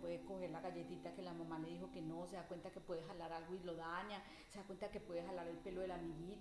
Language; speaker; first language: Spanish; native; Spanish